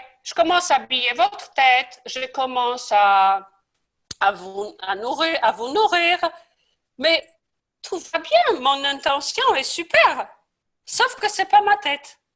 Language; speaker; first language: French; non-native, fluent; Polish